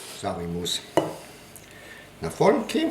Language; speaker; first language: Polish; non-native, learner; German